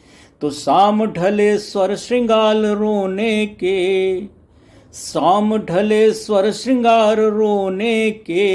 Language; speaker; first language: Hindi; native; Hindi